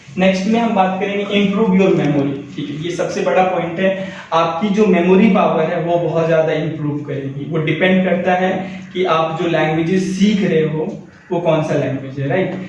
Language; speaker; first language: Hindi; native; Hindi